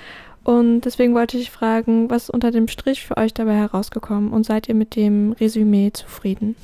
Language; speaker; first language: German; native; German